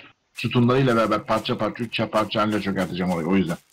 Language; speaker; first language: Turkish; native; Turkish